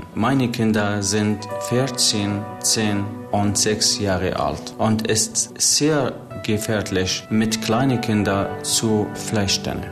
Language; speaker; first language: German; non-native, learner; Arabic